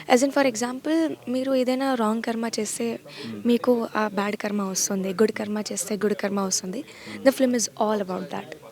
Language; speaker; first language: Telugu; non-native, learner; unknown